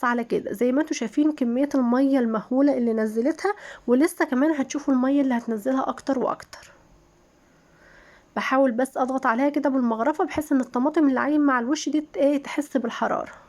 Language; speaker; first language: Arabic; native; Arabic